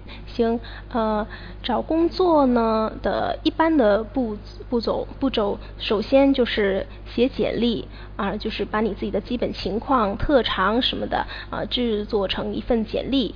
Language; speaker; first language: Chinese; native; Chinese